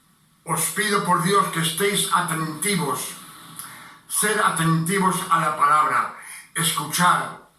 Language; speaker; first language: Spanish; non-native, fluent; French